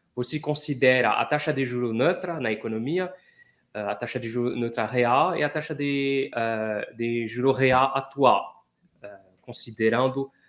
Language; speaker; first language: Portuguese; non-native, fluent; French